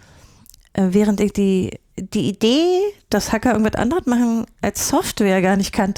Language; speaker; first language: German; native; German